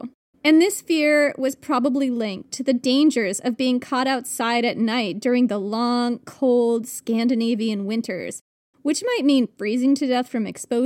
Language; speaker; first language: English; native; English